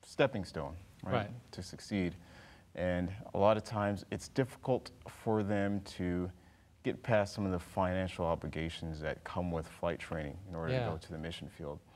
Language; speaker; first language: English; native; English